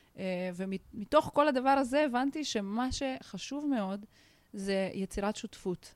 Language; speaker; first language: Hebrew; non-native, fluent; Russian